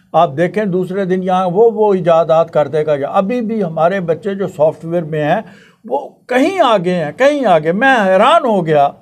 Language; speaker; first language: Urdu; non-native, local second language; Punjabi